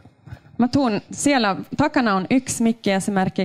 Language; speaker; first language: Finnish; non-native, local second language; Swedish